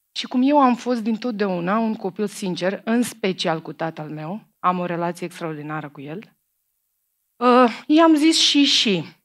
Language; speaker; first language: Romanian; non-native, fluent; Macedonian